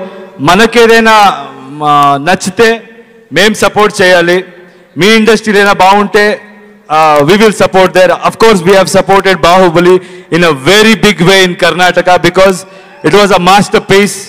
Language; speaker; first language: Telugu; non-native, learner; Kannada